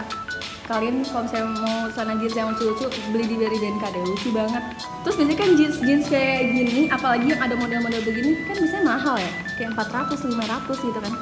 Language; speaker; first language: Indonesian; native; Indonesian